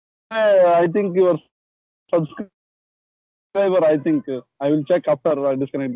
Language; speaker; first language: English; non-native, learner; Kannada